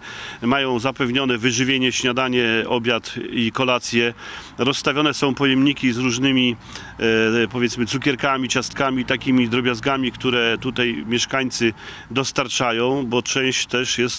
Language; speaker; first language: Polish; native; Polish